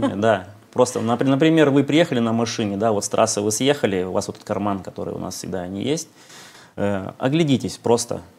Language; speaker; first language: Russian; native; Russian